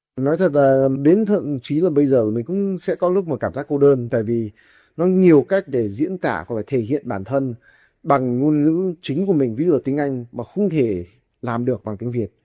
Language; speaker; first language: Vietnamese; non-native, fluent; English